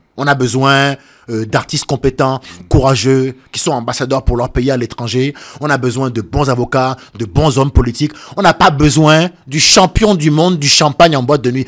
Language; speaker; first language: French; native; French